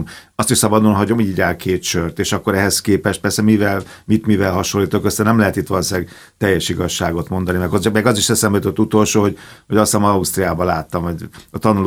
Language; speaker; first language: Hungarian; native; Hungarian